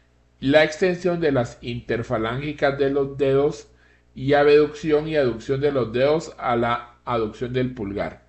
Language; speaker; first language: Spanish; native; Spanish